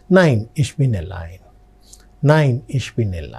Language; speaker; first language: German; non-native, fluent; Telugu